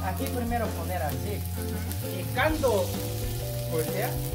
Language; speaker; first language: Spanish; non-native, learner; Korean